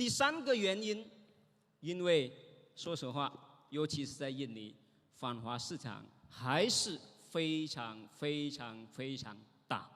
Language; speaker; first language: Chinese; non-native, fluent; Indonesian